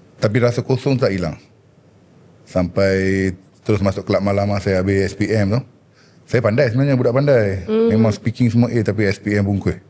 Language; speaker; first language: Malay; non-native, local second language; Tamil